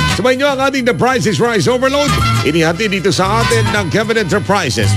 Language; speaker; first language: Filipino; non-native, local second language; Cebuano